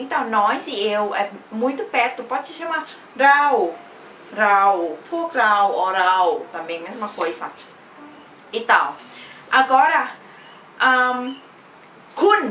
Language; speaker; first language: Portuguese; non-native, fluent; Thai